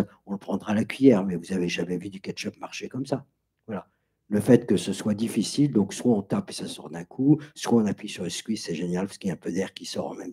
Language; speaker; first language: French; native; French